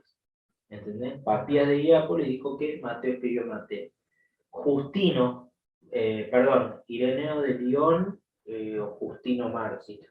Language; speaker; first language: Spanish; native; Spanish